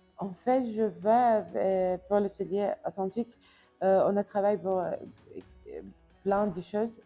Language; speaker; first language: French; non-native, learner; Arabic